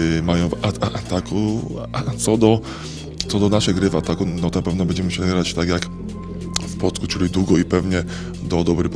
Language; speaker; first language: Polish; native; Polish